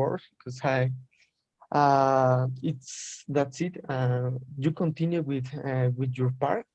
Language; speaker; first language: English; non-native, learner; Spanish